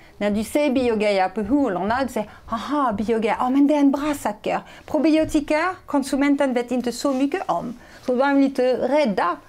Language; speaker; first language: Swedish; non-native, fluent; French